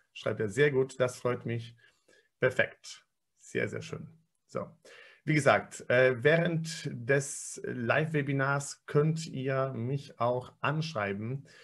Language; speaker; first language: German; non-native, fluent; Polish